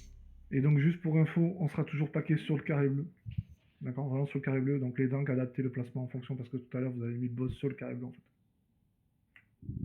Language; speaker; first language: French; native; French